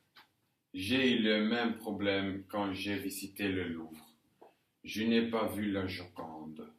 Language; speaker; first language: French; non-native, learner; Norwegian